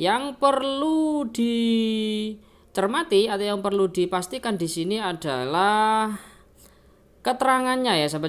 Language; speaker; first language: Indonesian; native; Indonesian